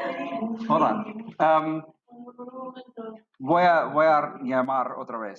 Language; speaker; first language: Spanish; non-native, fluent; English